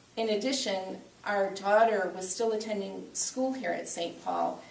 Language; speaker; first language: English; native; English